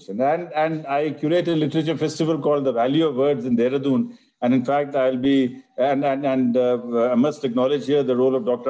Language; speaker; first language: English; non-native, local second language; Punjabi